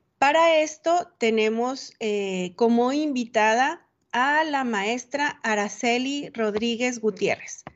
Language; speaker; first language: Spanish; native; Spanish